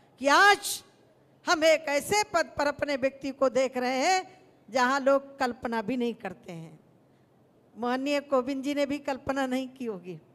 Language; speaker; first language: Hindi; native; Hindi